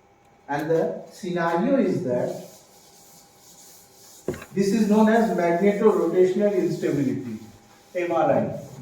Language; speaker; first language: English; non-native, local second language; Bangla